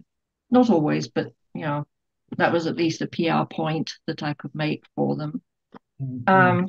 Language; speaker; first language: English; native; English